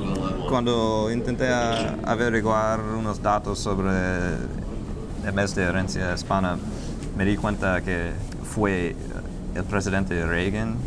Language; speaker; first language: Spanish; non-native, fluent; English